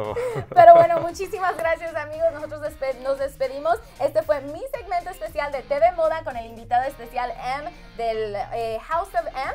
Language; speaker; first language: Spanish; native; Spanish